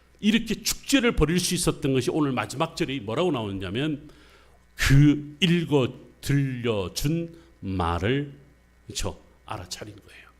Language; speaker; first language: Korean; native; Korean